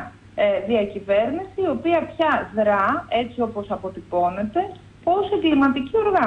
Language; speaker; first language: Greek; native; Greek